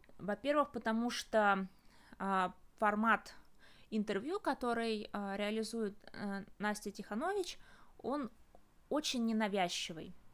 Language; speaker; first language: Russian; native; Russian